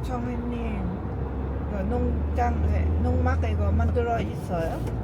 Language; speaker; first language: Korean; non-native, learner; Lao